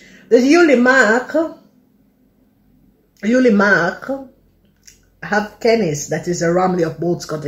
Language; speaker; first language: Dutch; non-native, learner; English